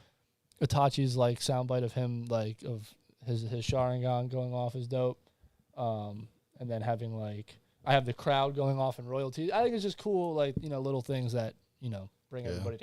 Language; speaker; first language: English; native; English